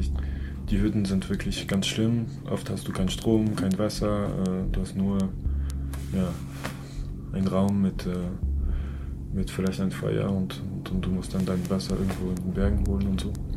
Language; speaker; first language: German; non-native, fluent; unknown